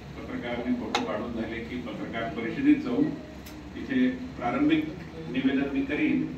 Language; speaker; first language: Marathi; native; Marathi